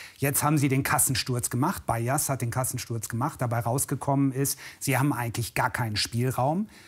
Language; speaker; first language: German; native; German